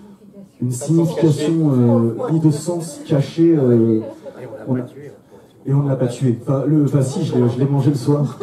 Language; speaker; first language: French; native; French